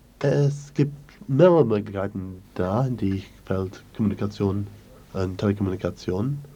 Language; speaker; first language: German; non-native, learner; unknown